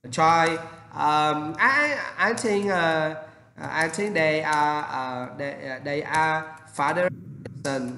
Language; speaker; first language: English; non-native, learner; Vietnamese